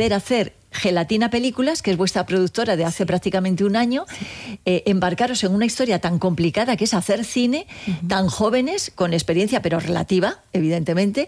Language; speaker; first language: Spanish; native; Spanish